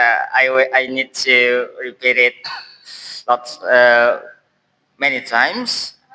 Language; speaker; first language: English; non-native, learner; Indonesian